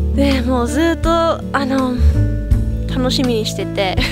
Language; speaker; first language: Japanese; non-native, fluent; English